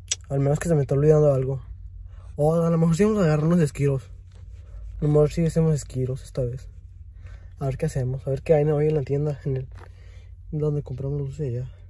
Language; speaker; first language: Spanish; early bilingual, heritage; Spanish